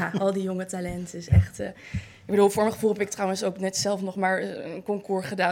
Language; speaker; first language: Dutch; native; Dutch